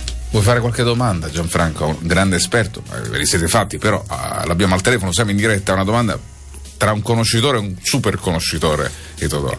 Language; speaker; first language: Italian; native; Italian